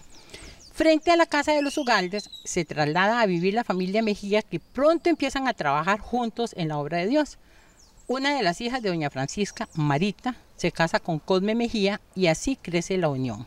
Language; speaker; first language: Spanish; native; Spanish